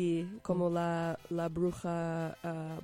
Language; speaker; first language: Spanish; non-native, learner; English